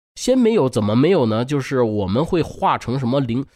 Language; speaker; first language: Chinese; native; Chinese